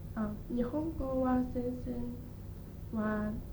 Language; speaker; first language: Japanese; non-native, learner; English